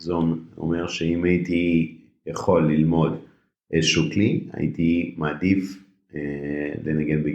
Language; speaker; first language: Hebrew; native; Hebrew